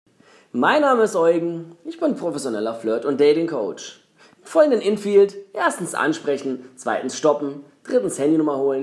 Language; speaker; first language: German; native; German